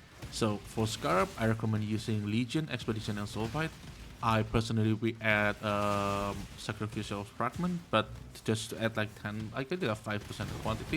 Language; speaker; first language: English; non-native, fluent; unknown